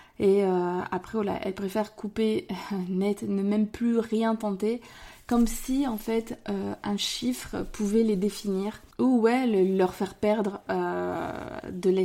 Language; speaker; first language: French; native; French